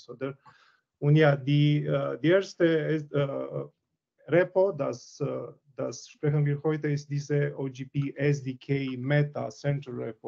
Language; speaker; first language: German; non-native, learner; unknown